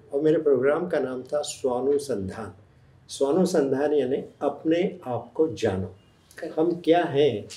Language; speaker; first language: Hindi; native; Hindi